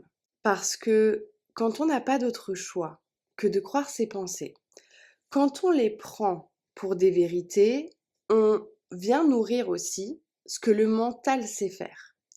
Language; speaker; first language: French; native; French